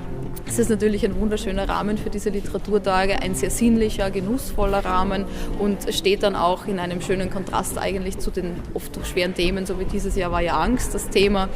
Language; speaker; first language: German; native; German